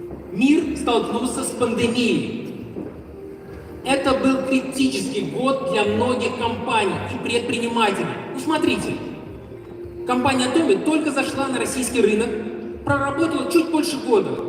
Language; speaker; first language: Russian; native; Russian